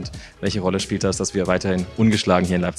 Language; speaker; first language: German; native; German